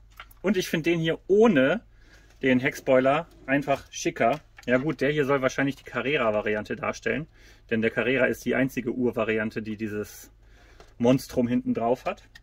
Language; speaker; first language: German; native; German